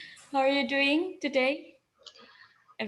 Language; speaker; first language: English; non-native, fluent; Indonesian